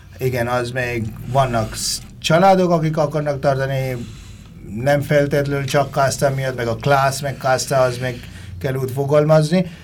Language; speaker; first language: Hungarian; non-native, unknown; Bangla